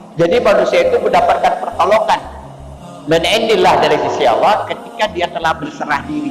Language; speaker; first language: Indonesian; native; Indonesian